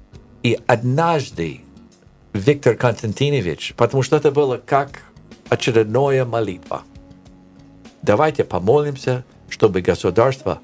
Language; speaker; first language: Russian; non-native, learner; English